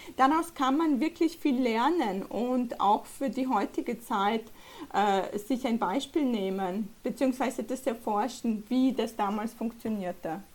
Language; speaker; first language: German; early bilingual, other home language; Polish